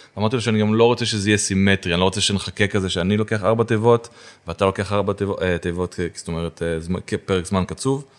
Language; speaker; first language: Hebrew; native; Hebrew